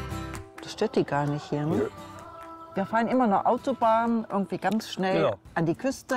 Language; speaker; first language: German; native; German